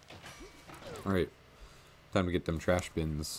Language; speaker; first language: English; native; English